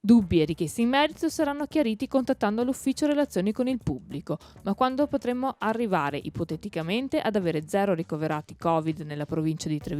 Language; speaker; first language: Italian; native; Italian